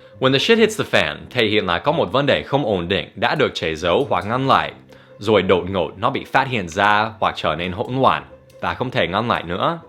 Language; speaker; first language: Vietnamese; non-native, fluent; English